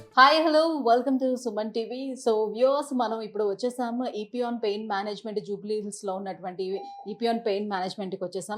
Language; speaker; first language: Telugu; native; Telugu